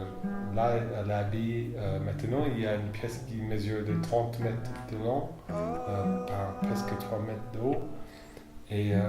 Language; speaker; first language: French; non-native, fluent; English